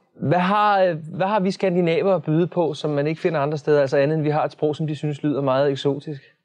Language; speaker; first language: Danish; native; Danish